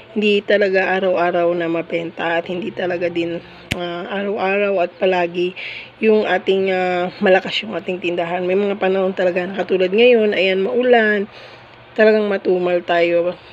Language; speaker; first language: Filipino; non-native, local second language; Cebuano